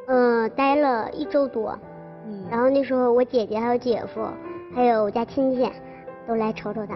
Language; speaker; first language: Chinese; native; Chinese